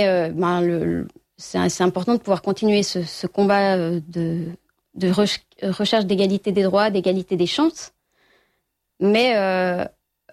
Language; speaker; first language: French; native; French